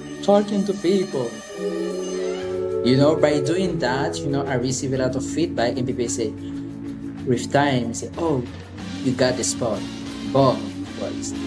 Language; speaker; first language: English; non-native, fluent; Haitian Creole